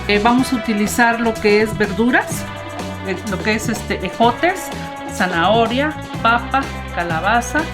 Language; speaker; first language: Spanish; native; Spanish